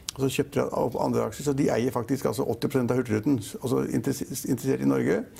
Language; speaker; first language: Norwegian; native; Norwegian